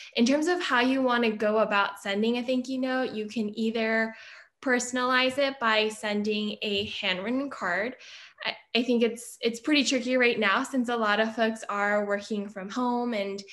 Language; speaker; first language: English; native; English